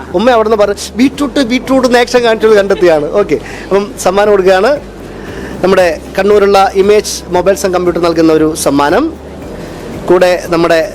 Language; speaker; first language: Malayalam; native; Malayalam